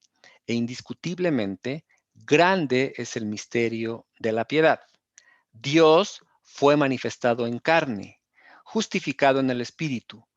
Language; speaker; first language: Spanish; native; Spanish